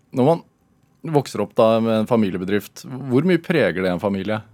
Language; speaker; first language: Norwegian; native; Norwegian